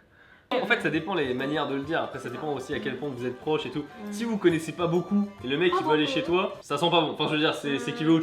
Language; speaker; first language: French; native; French